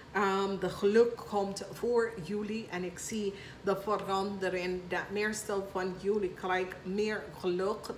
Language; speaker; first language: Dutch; non-native, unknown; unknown